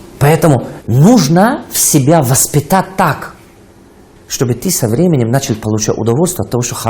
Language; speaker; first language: Russian; non-native, local second language; Tajik